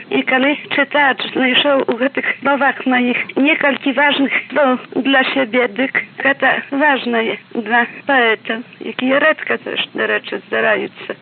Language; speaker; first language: Belarusian; native; Belarusian